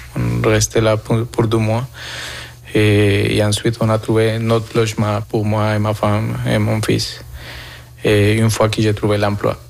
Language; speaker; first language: French; non-native, fluent; Spanish